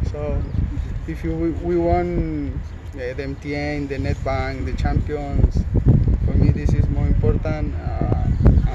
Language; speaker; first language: English; non-native, learner; Spanish